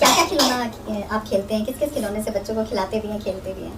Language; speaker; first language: Hindi; native; Hindi